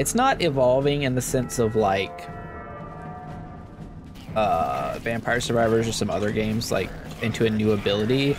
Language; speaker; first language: English; native; English